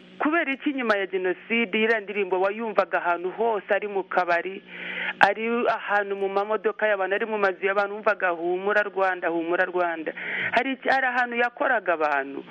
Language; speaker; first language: Kinyarwanda; early bilingual, heritage; Kinyarwanda